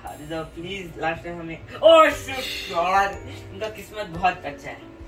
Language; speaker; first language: Hindi; native; Hindi